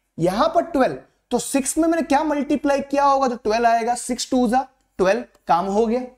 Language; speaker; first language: Hindi; native; Hindi